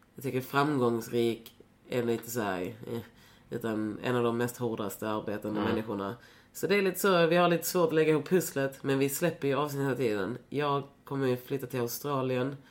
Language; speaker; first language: Swedish; native; Swedish